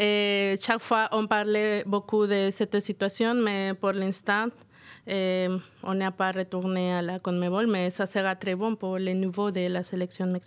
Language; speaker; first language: French; non-native, fluent; Spanish